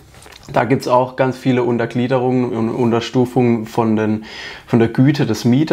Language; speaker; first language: German; native; German